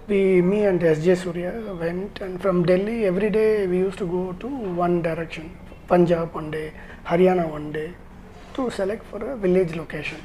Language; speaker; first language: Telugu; non-native, learner; Tamil